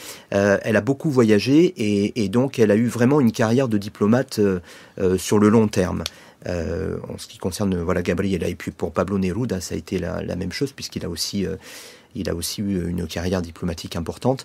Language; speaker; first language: French; native; French